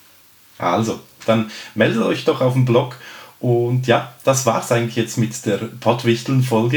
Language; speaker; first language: German; native; German